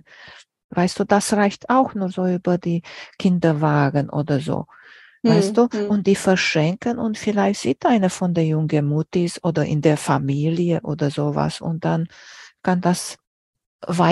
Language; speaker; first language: German; non-native, fluent; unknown